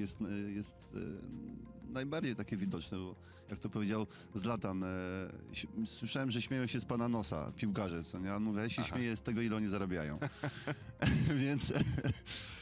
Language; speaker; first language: Polish; native; Polish